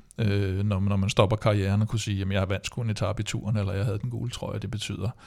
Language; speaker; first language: Danish; native; Danish